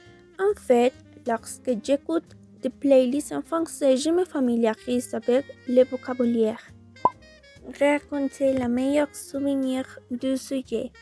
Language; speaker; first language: French; non-native, learner; Spanish